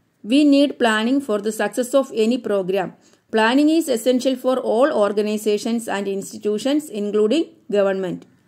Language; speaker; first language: English; non-native, local second language; Malayalam